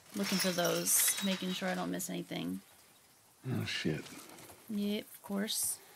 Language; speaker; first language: English; native; English